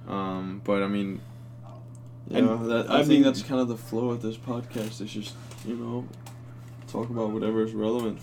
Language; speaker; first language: English; non-native, fluent; Danish